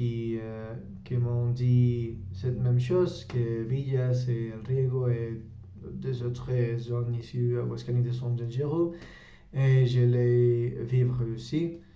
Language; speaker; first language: French; non-native, learner; Spanish